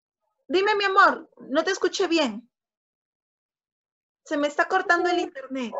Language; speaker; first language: Spanish; native; Spanish